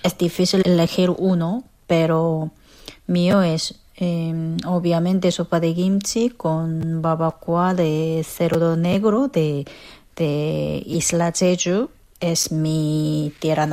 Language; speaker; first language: Spanish; non-native, fluent; Korean